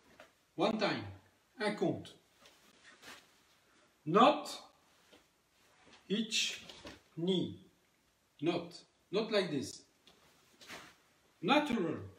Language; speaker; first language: English; non-native, learner; French